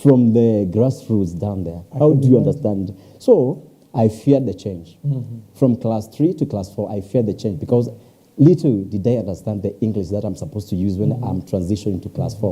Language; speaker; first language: English; non-native, local second language; Swahili